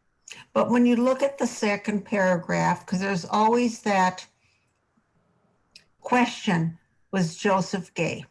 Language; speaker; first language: English; native; English